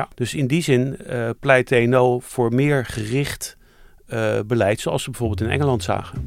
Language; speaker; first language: Dutch; native; Dutch